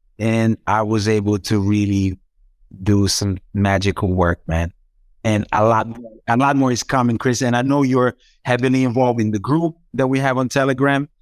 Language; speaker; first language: English; non-native, fluent; Croatian